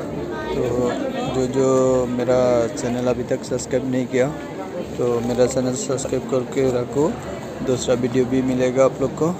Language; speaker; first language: Hindi; non-native, fluent; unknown